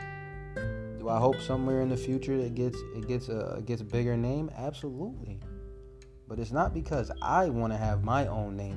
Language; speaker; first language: English; native; English